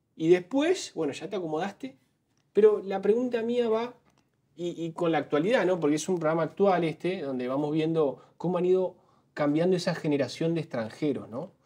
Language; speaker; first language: Spanish; native; Spanish